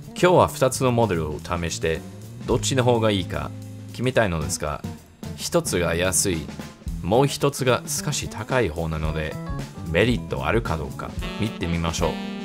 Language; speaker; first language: Japanese; non-native, fluent; English